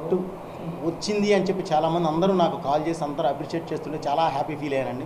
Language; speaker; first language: Telugu; native; Telugu